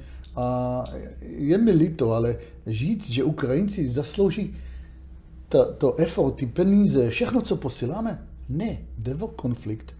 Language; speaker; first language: Czech; non-native, learner; Hebrew